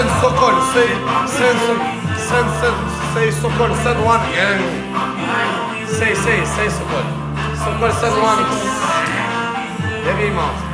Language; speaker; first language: English; non-native, learner; Albanian